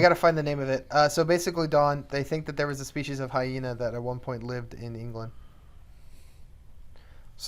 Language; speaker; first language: English; native; English